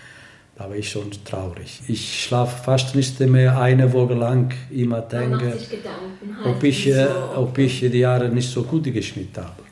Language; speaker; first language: German; non-native, learner; Italian